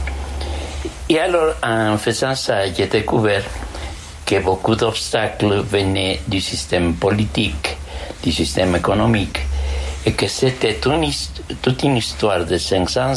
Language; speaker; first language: French; non-native, fluent; Spanish